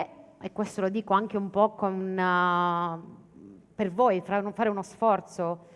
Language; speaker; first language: Italian; native; Italian